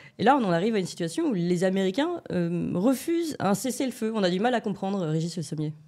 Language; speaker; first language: French; native; French